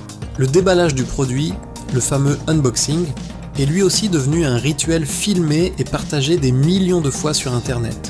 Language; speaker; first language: French; native; French